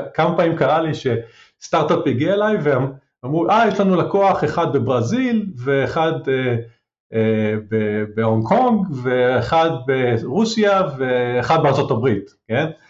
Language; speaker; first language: Hebrew; native; Hebrew